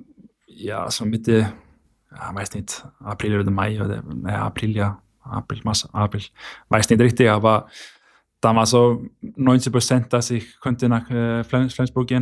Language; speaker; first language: German; non-native, learner; Icelandic